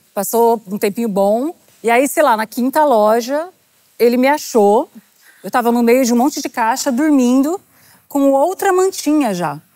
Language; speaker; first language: Portuguese; native; Portuguese